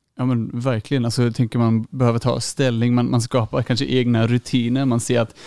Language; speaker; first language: Swedish; non-native, fluent; German